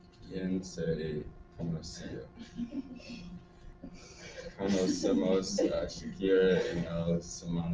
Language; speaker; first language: Spanish; non-native, learner; English